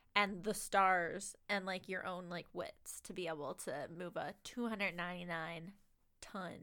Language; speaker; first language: English; native; English